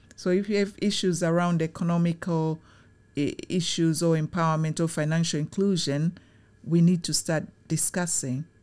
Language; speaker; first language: English; non-native, local second language; Swahili